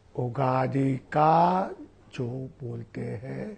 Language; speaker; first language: Hindi; non-native, local second language; Telugu